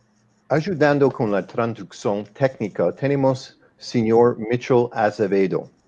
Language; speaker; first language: Spanish; non-native, fluent; English